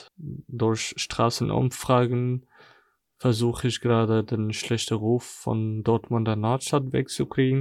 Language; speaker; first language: German; non-native, fluent; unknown